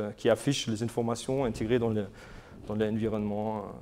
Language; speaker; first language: French; non-native, fluent; German